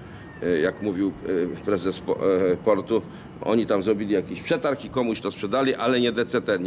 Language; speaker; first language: Polish; native; Polish